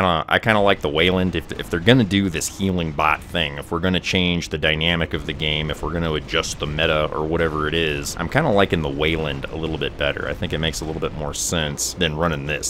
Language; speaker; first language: English; native; English